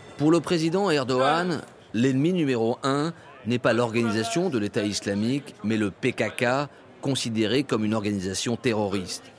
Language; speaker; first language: French; native; French